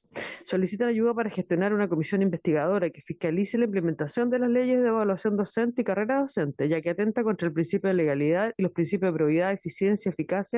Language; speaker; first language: Spanish; native; Spanish